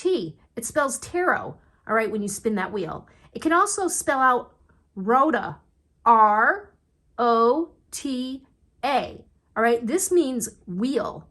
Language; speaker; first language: English; native; English